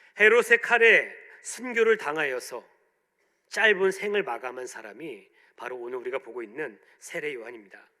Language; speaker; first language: Korean; native; Korean